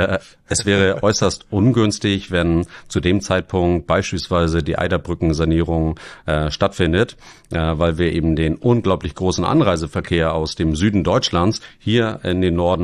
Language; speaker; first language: German; native; German